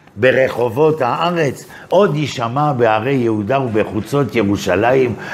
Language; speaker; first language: Hebrew; non-native, fluent; French